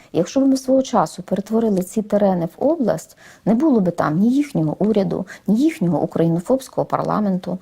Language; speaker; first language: Ukrainian; native; Ukrainian